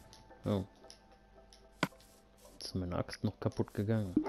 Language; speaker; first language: German; native; German